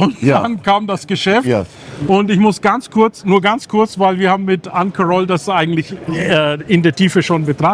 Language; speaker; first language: German; native; German